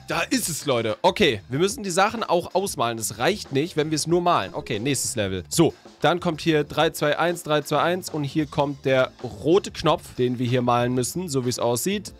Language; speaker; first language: German; native; German